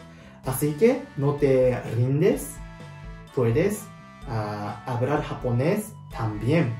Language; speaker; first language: Spanish; non-native, learner; Japanese